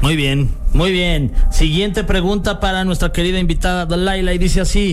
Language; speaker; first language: Spanish; native; Spanish